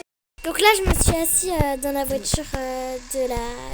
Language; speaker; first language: French; native; French